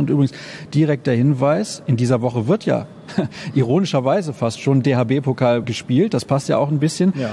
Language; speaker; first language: German; native; German